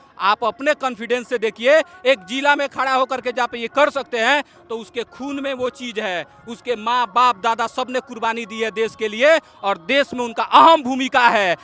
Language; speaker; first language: Hindi; native; Hindi